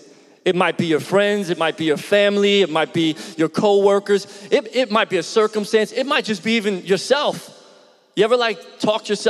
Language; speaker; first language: English; native; English